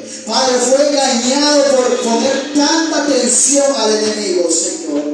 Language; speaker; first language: Spanish; native; Spanish